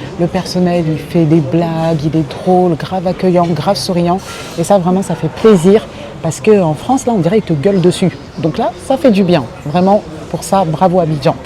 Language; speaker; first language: French; native; French